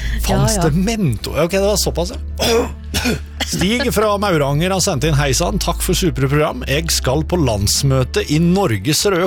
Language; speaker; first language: Norwegian; native; Norwegian